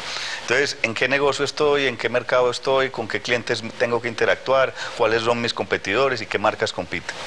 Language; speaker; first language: Spanish; native; Spanish